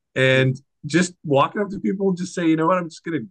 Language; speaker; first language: English; native; English